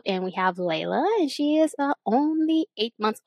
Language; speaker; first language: English; non-native, fluent; Bulgarian